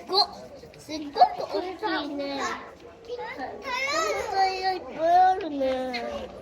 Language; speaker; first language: Japanese; native; Japanese